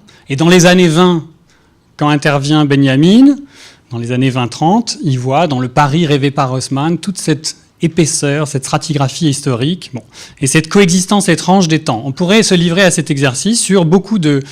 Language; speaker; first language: French; native; French